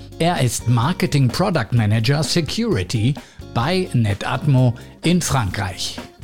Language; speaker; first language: German; native; German